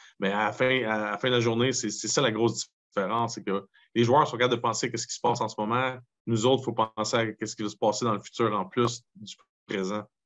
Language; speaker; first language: French; native; French